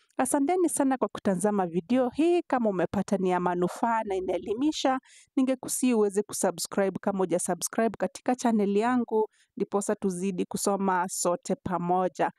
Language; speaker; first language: Swahili; native; Swahili